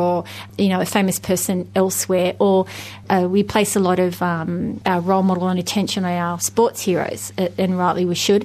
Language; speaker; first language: English; native; English